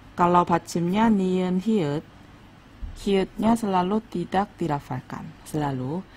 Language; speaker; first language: Indonesian; non-native, fluent; Korean